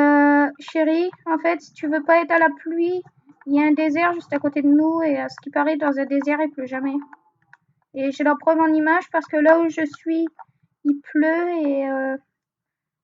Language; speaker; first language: French; native; French